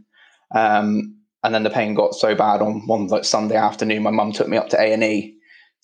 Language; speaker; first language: English; native; English